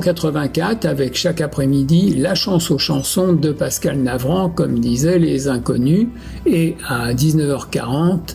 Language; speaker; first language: French; native; French